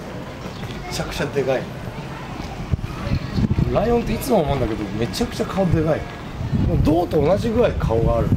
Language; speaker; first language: Japanese; native; Japanese